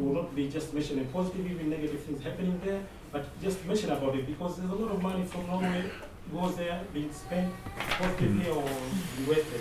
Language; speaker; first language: English; non-native, local second language; Swahili